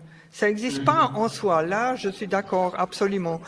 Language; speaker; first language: French; non-native, fluent; German